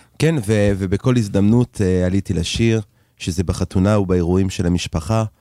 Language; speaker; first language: Hebrew; non-native, fluent; French